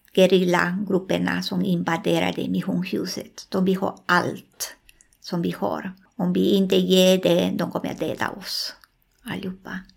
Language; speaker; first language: Swedish; non-native, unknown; Spanish